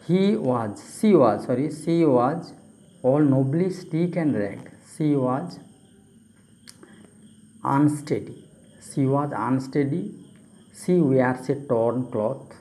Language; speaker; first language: English; non-native, local second language; Bangla